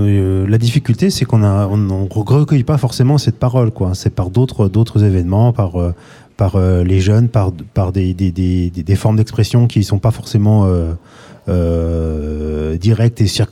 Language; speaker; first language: French; native; French